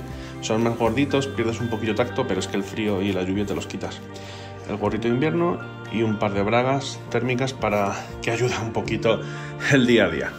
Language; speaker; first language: Spanish; native; Spanish